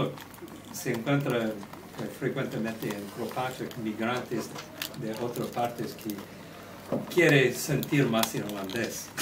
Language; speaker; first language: Spanish; non-native, learner; English